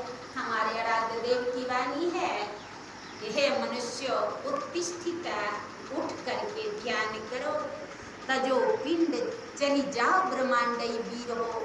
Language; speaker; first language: Hindi; native; Hindi